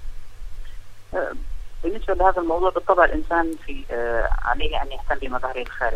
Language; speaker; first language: Arabic; native; Arabic